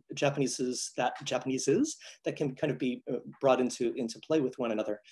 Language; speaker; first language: English; native; English